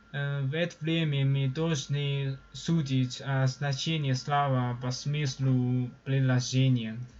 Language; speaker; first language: Russian; non-native, learner; Chinese